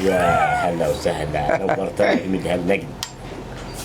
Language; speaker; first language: Arabic; non-native, learner; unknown